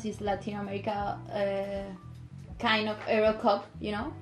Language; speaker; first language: English; non-native, local second language; Spanish